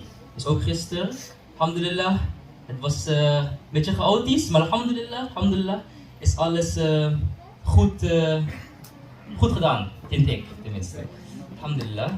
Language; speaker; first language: Dutch; early bilingual, other home language; Indonesian